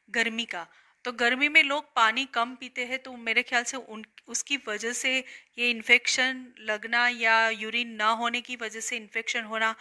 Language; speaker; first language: Hindi; non-native, local second language; Gujarati